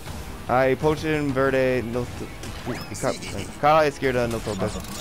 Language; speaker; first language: Spanish; non-native, learner; English